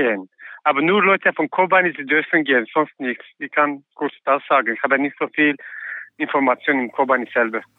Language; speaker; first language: German; non-native, learner; Kurdish